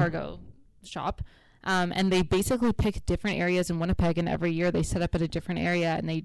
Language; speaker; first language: English; non-native, fluent; Hebrew